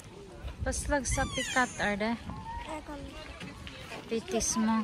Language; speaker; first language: Norwegian; non-native, learner; Filipino